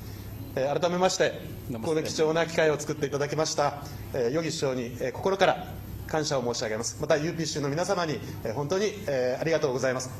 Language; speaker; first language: Japanese; native; Japanese